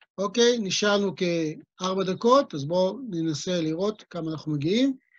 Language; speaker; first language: Hebrew; native; Hebrew